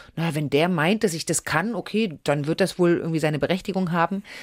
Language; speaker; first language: German; native; German